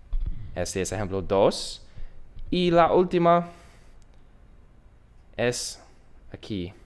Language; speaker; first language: Spanish; non-native, learner; English